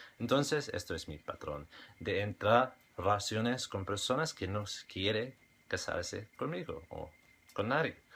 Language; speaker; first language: Spanish; non-native, learner; English